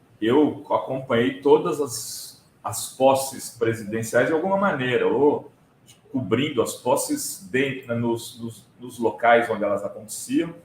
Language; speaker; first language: Portuguese; native; Portuguese